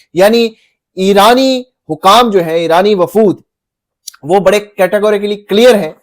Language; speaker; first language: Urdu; native; Urdu